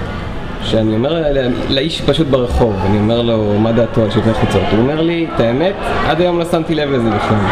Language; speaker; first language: Hebrew; native; Hebrew